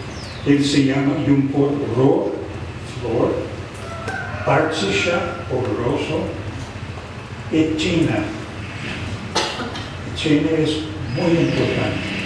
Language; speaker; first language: Spanish; non-native, fluent; English